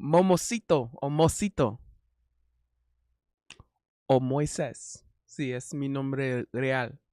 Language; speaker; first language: Spanish; non-native, learner; English